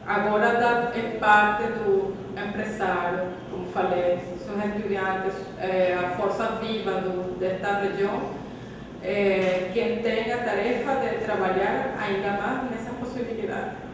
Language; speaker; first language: Portuguese; non-native, fluent; Spanish